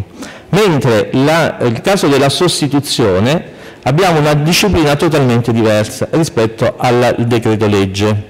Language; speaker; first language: Italian; native; Italian